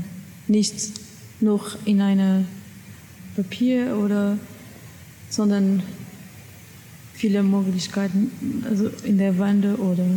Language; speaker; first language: German; non-native, learner; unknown